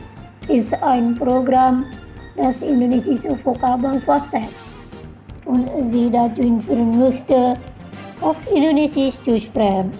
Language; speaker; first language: German; non-native, fluent; Indonesian